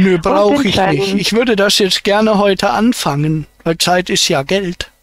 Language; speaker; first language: German; native; German